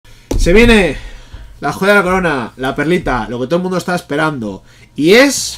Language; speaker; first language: Spanish; native; Spanish